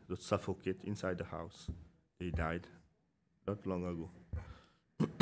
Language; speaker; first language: English; non-native, local second language; Seselwa Creole French